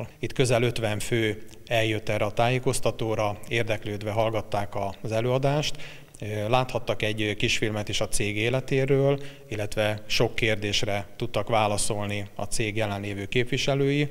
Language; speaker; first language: Hungarian; native; Hungarian